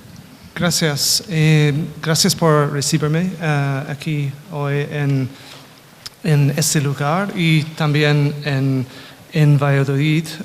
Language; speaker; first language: Spanish; non-native, fluent; English